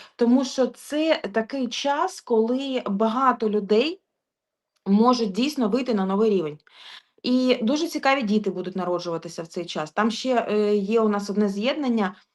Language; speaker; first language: Ukrainian; non-native, local second language; Russian